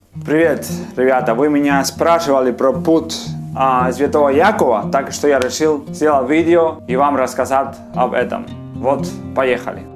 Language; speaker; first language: Russian; non-native, fluent; Spanish